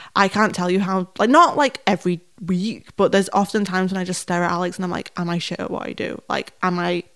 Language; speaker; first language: English; native; English